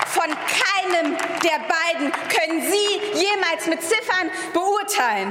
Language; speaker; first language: German; early bilingual, other home language; Persian